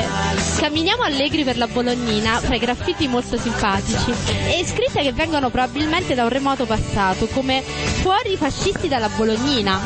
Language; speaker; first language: Italian; native; Italian